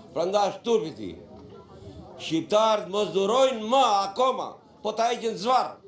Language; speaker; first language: Albanian; non-native, local second language; Romany